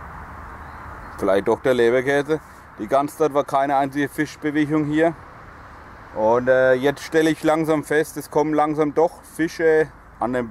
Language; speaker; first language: German; native; German